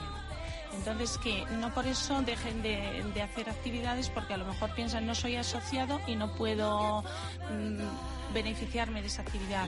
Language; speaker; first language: Spanish; native; Spanish